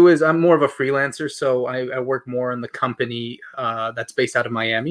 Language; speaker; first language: English; native; English